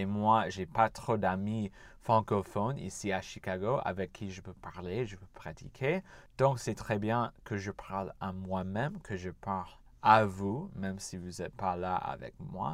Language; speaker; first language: French; non-native, fluent; English